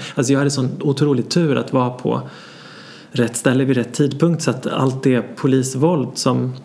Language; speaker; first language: Swedish; native; Swedish